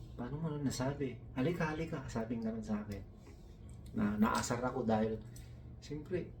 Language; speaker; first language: Filipino; non-native, local second language; Iloko